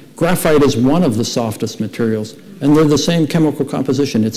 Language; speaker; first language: English; native; English